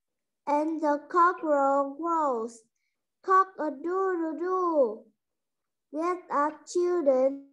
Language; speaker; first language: English; non-native, learner; Vietnamese